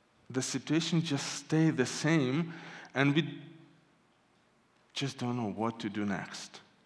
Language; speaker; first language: English; non-native, fluent; Ukrainian